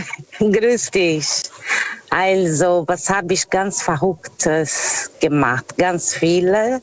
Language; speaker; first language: German; non-native, fluent; Portuguese